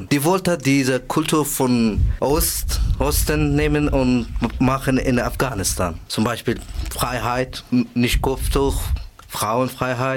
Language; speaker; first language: German; non-native, learner; Persian